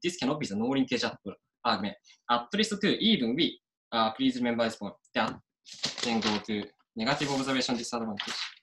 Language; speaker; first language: English; non-native, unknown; Japanese